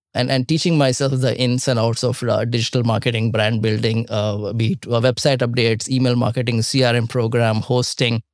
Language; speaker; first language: English; non-native, local second language; Marathi